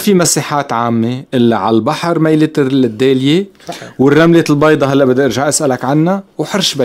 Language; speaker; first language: Arabic; native; Arabic